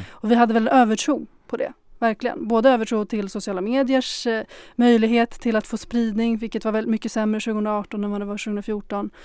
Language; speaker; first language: Swedish; early bilingual, other home language; Arabic